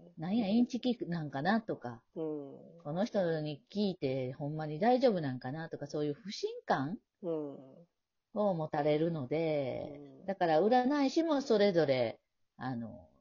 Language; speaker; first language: Japanese; native; Japanese